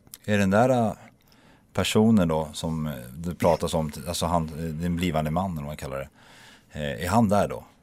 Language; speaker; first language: Swedish; native; Swedish